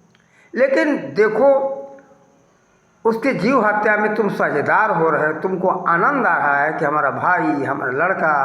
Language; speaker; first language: Hindi; native; Hindi